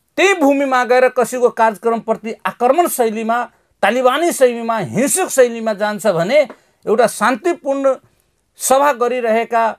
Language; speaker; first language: Nepali; non-native, local second language; Maithili